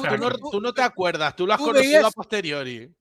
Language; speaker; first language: Spanish; native; Spanish